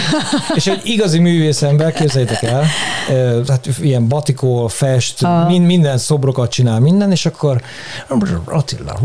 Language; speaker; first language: Hungarian; native; Hungarian